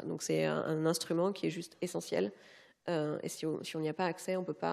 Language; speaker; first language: French; native; French